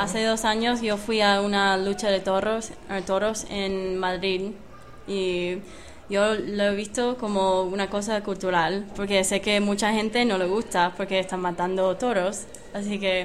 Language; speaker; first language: Spanish; non-native, fluent; English